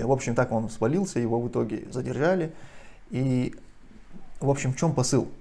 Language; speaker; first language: Russian; non-native, local second language; Chechen